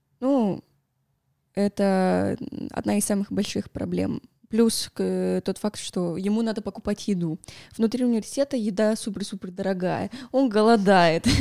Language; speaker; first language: Russian; non-native, fluent; Spanish